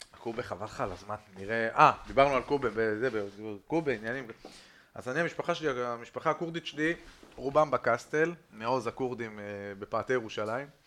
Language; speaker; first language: Hebrew; native; Hebrew